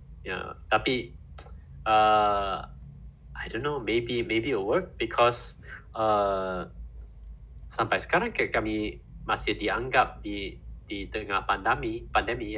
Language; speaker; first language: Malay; non-native, fluent; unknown